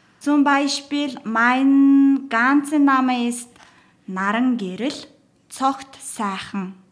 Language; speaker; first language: German; non-native, learner; Mongolian